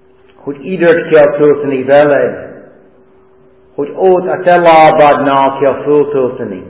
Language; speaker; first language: Hungarian; non-native, fluent; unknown